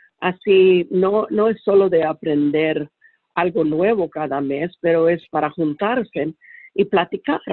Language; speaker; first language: Spanish; early bilingual, heritage; Spanish